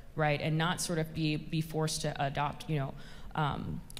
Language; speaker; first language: English; native; English